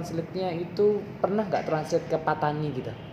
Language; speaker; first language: Indonesian; native; Indonesian